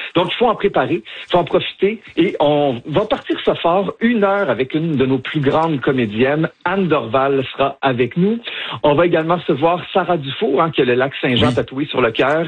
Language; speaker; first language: French; native; French